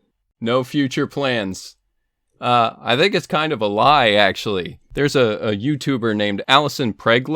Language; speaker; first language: English; native; English